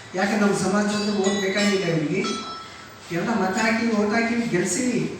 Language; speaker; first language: Kannada; non-native, local second language; Lambadi